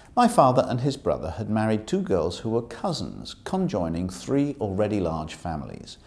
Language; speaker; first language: English; native; English